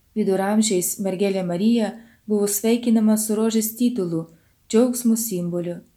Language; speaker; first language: Lithuanian; non-native, fluent; Ukrainian